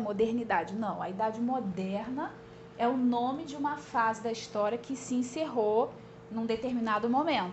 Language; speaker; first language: Portuguese; native; Portuguese